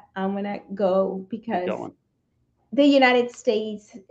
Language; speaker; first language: English; non-native, fluent; Spanish